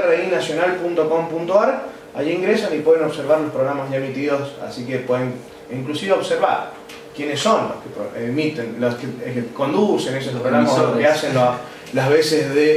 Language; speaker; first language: Spanish; native; Spanish